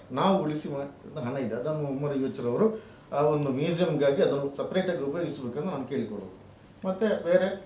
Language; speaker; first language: Kannada; non-native, local second language; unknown